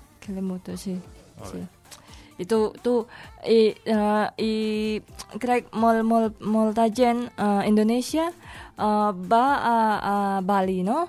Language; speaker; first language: Catalan; non-native, learner; Indonesian